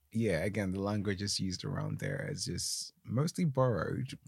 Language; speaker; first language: English; non-native, local second language; Akan